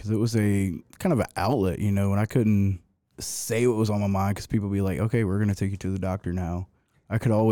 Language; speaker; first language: English; native; English